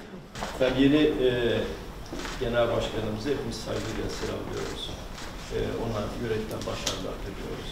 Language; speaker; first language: Turkish; native; Turkish